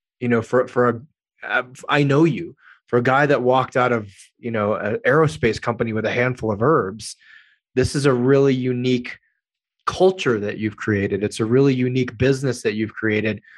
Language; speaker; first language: English; native; English